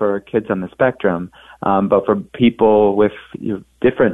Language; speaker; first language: English; native; English